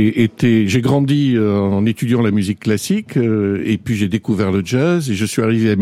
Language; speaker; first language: French; native; French